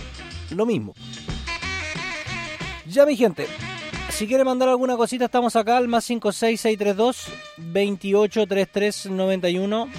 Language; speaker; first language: Spanish; native; Spanish